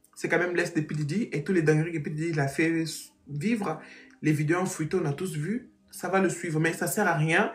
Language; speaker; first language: French; non-native, fluent; Portuguese